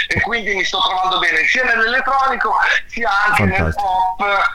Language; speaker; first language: Italian; non-native, fluent; Arabic